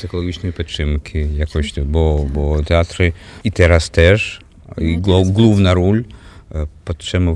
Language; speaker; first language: Polish; non-native, learner; Ukrainian